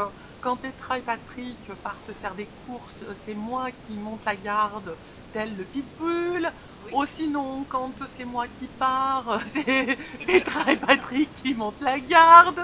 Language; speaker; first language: French; native; French